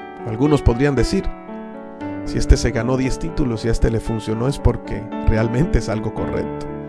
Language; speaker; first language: Spanish; native; Spanish